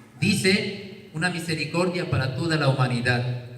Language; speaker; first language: Spanish; non-native, learner; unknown